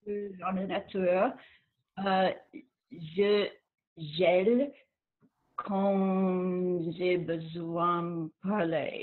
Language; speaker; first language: French; non-native, learner; English